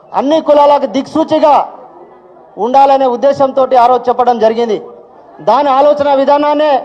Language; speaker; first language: Telugu; non-native, local second language; Lambadi